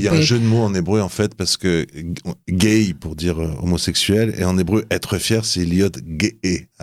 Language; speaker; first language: French; native; French